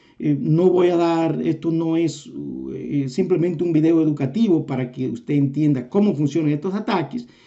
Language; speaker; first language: Spanish; native; Spanish